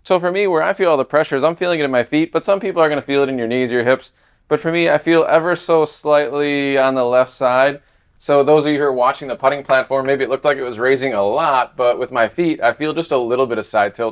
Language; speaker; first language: English; native; English